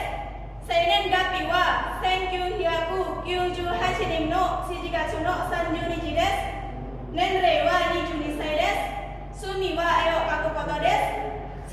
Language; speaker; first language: Japanese; non-native, learner; Indonesian